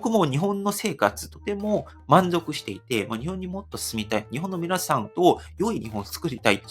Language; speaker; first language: Japanese; non-native, fluent; Korean